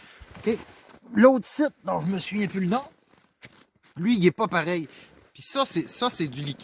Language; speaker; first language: French; native; French